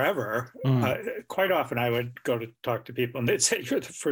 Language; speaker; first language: English; native; English